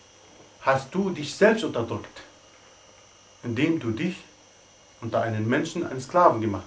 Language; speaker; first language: German; non-native, fluent; Arabic